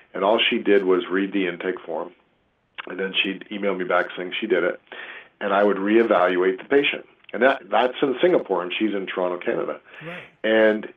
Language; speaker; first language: English; native; English